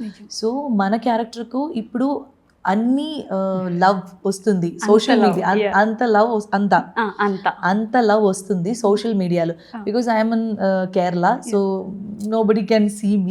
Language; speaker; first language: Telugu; non-native, learner; Malayalam